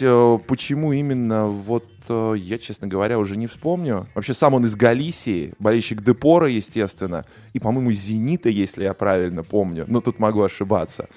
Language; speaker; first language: Russian; native; Russian